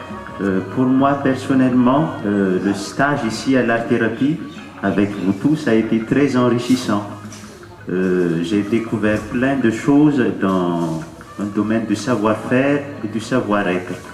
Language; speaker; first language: French; non-native, local second language; Malagasy